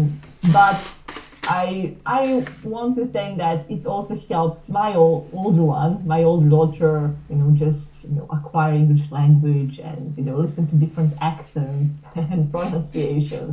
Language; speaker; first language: English; non-native, fluent; Serbian